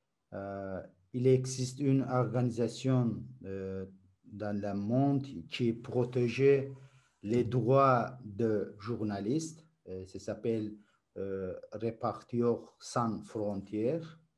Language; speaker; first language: French; non-native, learner; Azerbaijani